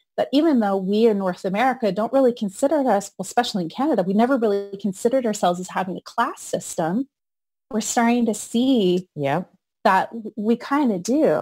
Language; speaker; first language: English; native; English